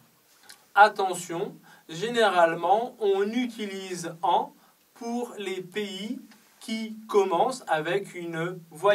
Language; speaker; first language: French; non-native, fluent; Chinese